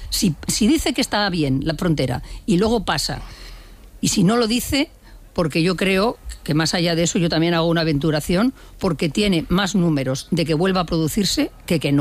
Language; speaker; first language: Spanish; native; Spanish